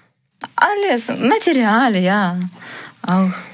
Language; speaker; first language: German; non-native, learner; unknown